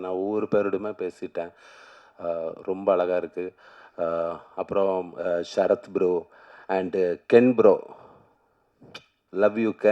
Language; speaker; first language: Tamil; non-native, learner; Malayalam